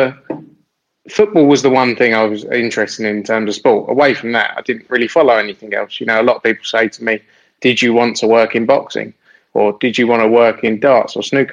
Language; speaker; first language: English; native; English